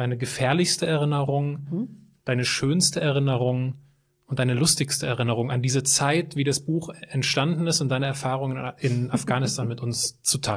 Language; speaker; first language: German; native; German